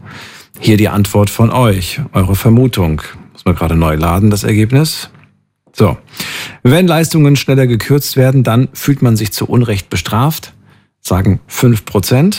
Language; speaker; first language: German; native; German